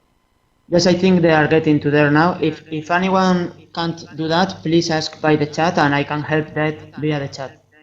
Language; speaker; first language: English; non-native, fluent; Spanish